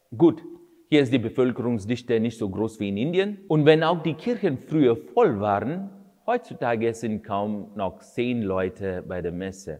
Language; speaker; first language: German; non-native, fluent; Kannada